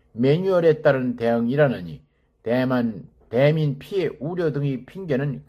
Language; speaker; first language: Korean; native; Korean